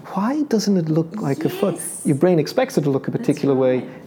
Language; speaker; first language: English; native; English